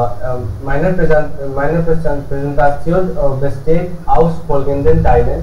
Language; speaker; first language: German; non-native, learner; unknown